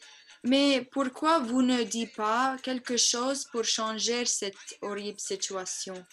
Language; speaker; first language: French; non-native, learner; English